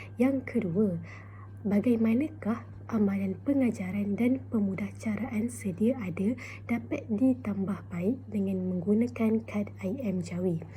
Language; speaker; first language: Malay; native; Malay